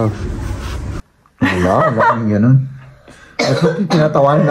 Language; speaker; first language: Filipino; non-native, local second language; Iloko